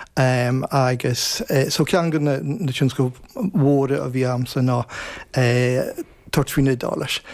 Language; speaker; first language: Irish; non-native, fluent; English